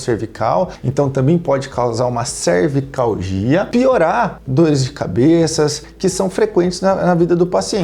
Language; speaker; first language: Portuguese; native; Portuguese